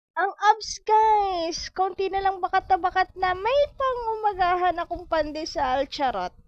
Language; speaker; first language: Filipino; non-native, local second language; Bikol